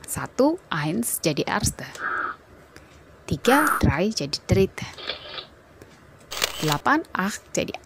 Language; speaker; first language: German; non-native, fluent; Indonesian